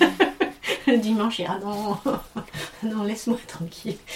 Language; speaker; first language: French; non-native, fluent; English